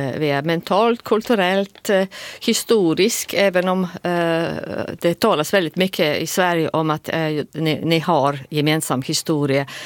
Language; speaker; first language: Swedish; non-native, fluent; Latvian